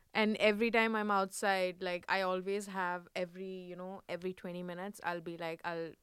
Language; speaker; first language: English; non-native, local second language; Hindi